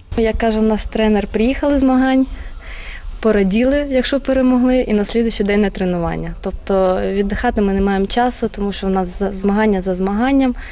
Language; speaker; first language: Ukrainian; native; Ukrainian